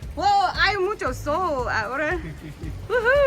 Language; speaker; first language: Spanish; non-native, learner; English